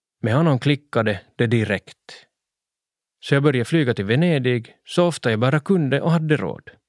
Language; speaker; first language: Swedish; native; Swedish